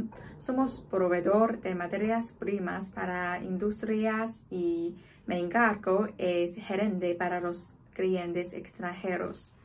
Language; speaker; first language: Spanish; non-native, fluent; Chinese